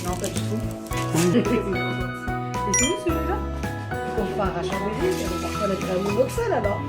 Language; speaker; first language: French; native; French